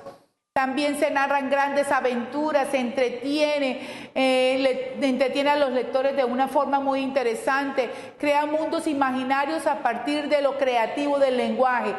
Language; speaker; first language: Spanish; native; Spanish